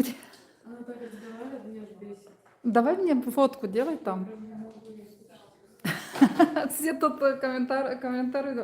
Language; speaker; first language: Russian; non-native, local second language; Romanian